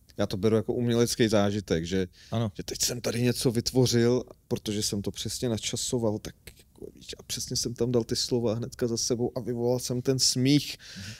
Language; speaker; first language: Czech; non-native, fluent; Armenian